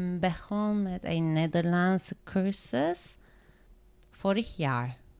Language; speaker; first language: Dutch; non-native, learner; Turkish